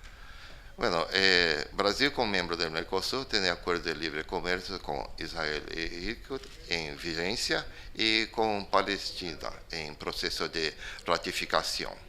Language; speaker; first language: Spanish; non-native, fluent; Portuguese